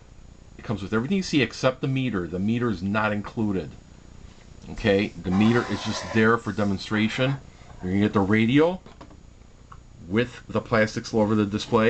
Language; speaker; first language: English; native; English